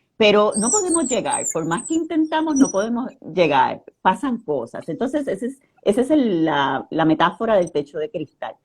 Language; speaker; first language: Spanish; native; Spanish